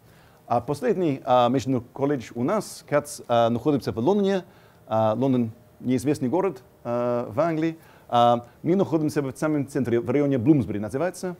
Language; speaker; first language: Russian; non-native, fluent; English